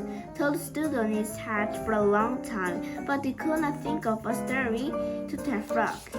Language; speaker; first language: English; non-native, learner; Korean